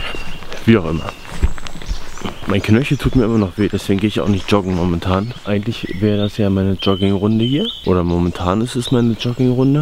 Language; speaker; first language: German; native; German